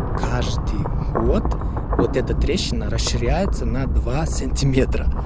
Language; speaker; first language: Russian; non-native, fluent; Icelandic